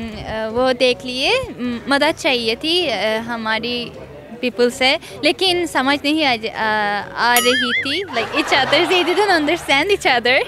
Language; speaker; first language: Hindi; non-native, learner; Azerbaijani